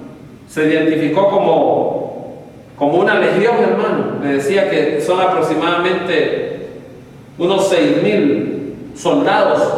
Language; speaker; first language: Spanish; native; Spanish